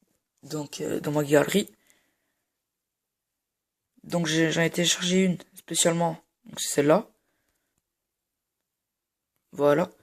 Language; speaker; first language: French; native; French